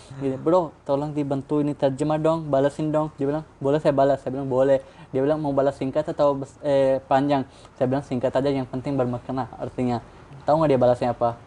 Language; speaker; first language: Indonesian; non-native, fluent; Urdu